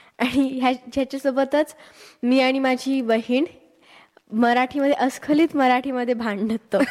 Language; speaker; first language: Marathi; early bilingual, heritage; Marathi